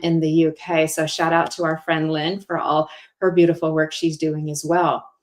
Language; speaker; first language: English; native; English